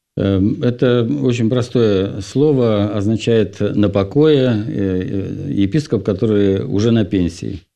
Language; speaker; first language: Russian; non-native, local second language; Finnish